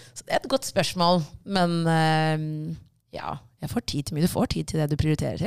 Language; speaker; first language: Norwegian; early bilingual, other home language; Tigrinya